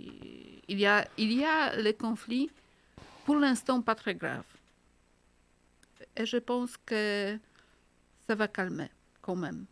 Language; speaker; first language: French; non-native, fluent; Polish